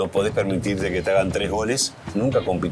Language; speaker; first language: Portuguese; non-native, learner; Spanish